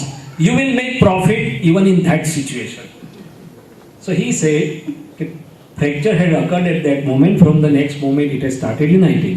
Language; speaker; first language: English; non-native, local second language; Gujarati